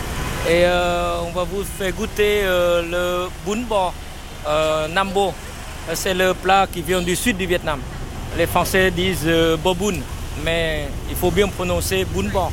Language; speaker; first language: French; non-native, fluent; Vietnamese